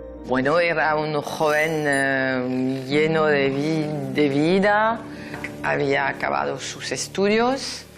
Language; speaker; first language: Spanish; non-native, fluent; French